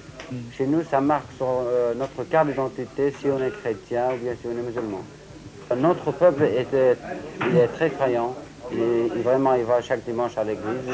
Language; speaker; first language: French; non-native, learner; Syriac